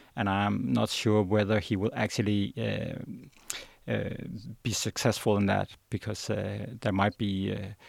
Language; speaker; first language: English; non-native, fluent; Danish